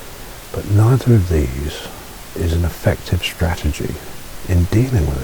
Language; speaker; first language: English; native; English